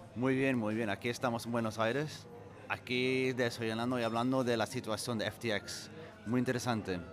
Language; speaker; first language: Spanish; non-native, fluent; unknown